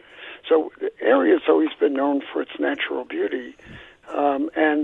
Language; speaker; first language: English; native; English